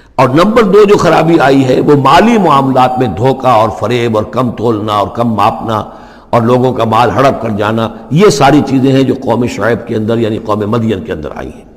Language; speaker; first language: Urdu; native; Urdu